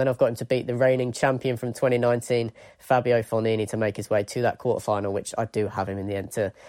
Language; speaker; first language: English; native; English